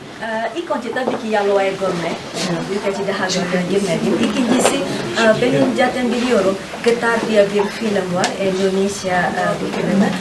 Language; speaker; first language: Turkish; non-native, learner; Indonesian